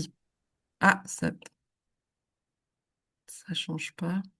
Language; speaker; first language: French; native; French